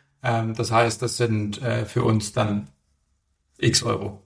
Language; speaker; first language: German; native; German